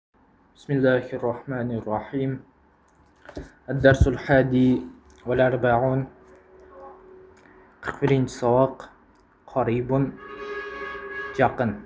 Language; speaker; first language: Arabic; non-native, fluent; Kyrgyz